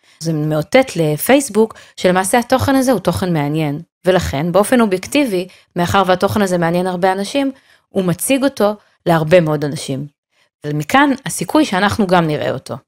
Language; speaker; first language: Hebrew; native; Hebrew